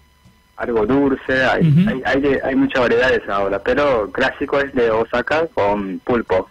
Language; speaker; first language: Spanish; non-native, fluent; Japanese